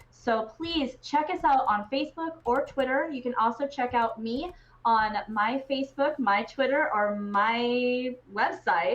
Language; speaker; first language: English; native; English